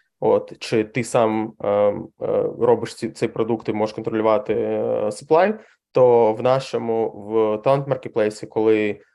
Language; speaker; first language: Ukrainian; non-native, local second language; Russian